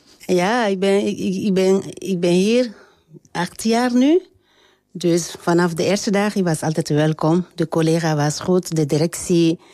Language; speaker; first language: Dutch; non-native, learner; French